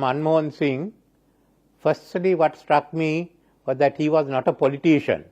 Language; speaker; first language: English; non-native, local second language; Sinhala